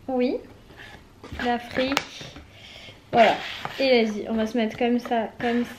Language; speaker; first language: French; native; French